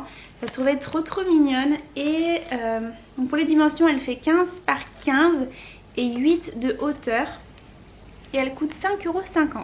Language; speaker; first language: French; native; French